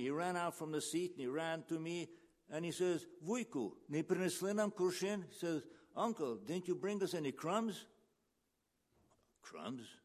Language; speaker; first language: English; early bilingual, other home language; Ukrainian